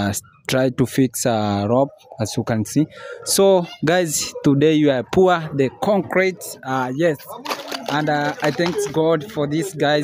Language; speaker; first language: English; non-native, learner; Swahili